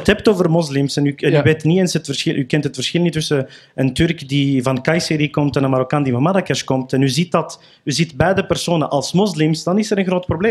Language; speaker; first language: Dutch; early bilingual, other home language; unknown